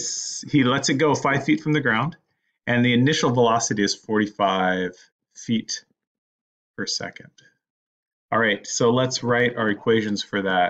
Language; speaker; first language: English; native; English